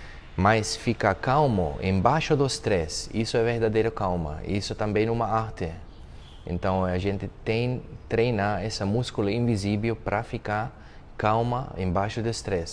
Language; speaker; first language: Portuguese; non-native, fluent; German